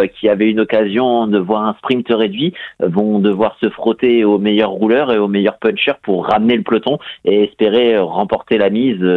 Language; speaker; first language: French; native; French